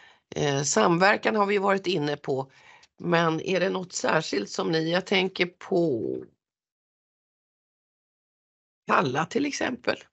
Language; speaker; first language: Swedish; native; Swedish